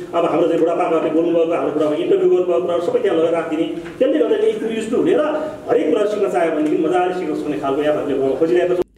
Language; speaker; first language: Nepali; non-native, local second language; Sherpa